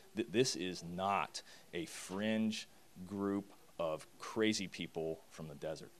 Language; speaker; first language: English; native; English